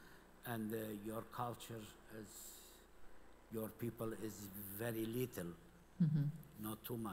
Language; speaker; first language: English; non-native, learner; Kurdish